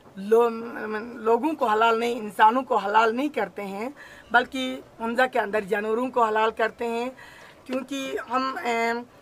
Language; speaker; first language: Urdu; non-native, local second language; Burmese